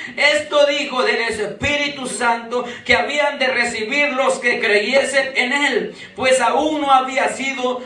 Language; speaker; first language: Spanish; native; Spanish